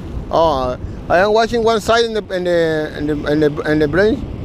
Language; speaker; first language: English; non-native, learner; Spanish